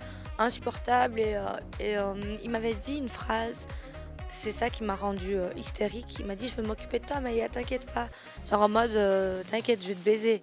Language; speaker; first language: French; native; French